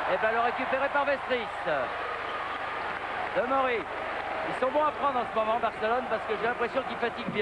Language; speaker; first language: French; native; French